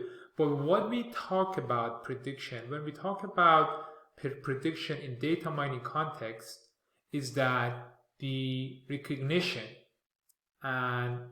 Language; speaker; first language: English; non-native, fluent; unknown